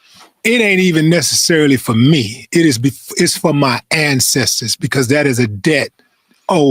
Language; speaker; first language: English; native; English